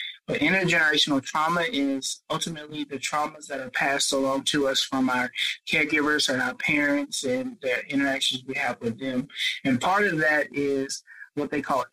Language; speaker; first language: English; native; English